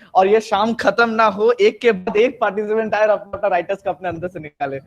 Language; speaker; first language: Hindi; non-native, local second language; Bangla